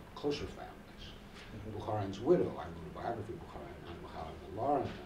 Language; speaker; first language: English; native; English